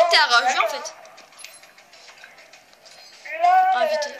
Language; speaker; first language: French; native; French